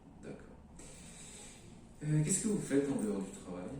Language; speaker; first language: French; native; French